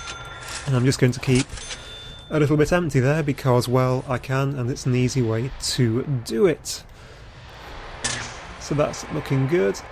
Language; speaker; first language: English; native; English